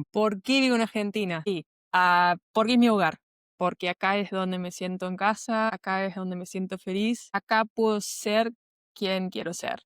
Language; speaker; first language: Spanish; non-native, fluent; German